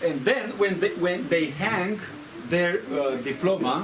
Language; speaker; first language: English; non-native, fluent; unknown